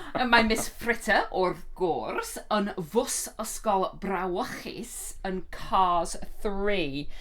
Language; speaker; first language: Welsh; non-native, learner; English